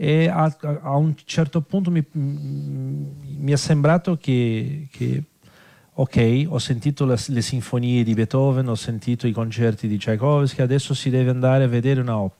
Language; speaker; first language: Italian; non-native, fluent; Portuguese